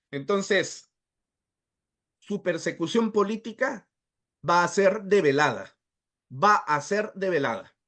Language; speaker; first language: Spanish; native; Spanish